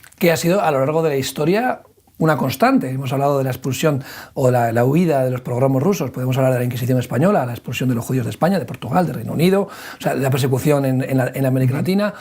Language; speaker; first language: Spanish; native; Spanish